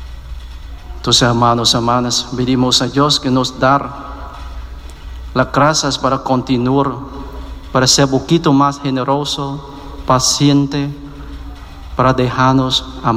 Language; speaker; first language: Spanish; non-native, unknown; Vietnamese